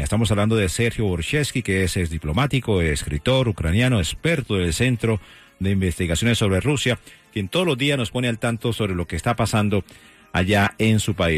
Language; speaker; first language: Spanish; native; Spanish